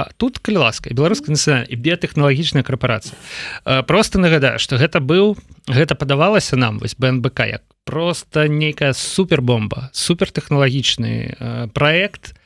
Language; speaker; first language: Belarusian; native; Belarusian